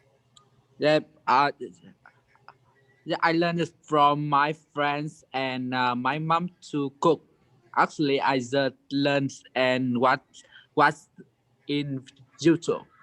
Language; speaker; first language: English; non-native, learner; Vietnamese